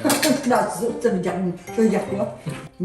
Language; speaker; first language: French; native; French